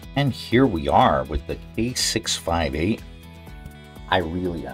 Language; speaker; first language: English; native; English